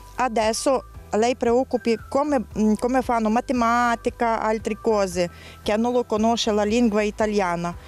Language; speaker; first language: Italian; non-native, learner; Ukrainian